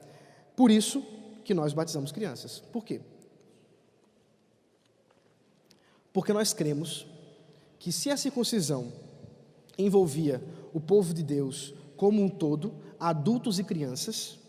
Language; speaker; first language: Portuguese; native; Portuguese